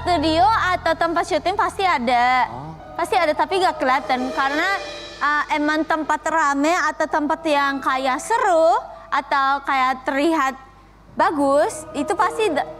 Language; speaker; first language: Indonesian; non-native, fluent; Japanese